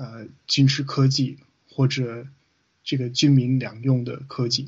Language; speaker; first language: Chinese; non-native, fluent; English